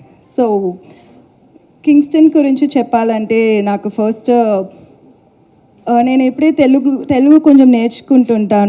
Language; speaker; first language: Telugu; non-native, learner; Tamil